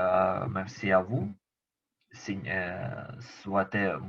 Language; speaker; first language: French; non-native, learner; Ukrainian